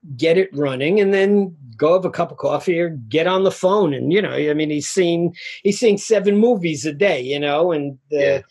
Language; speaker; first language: English; native; English